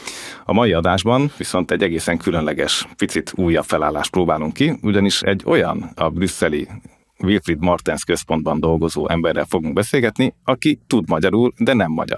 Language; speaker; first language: Hungarian; native; Hungarian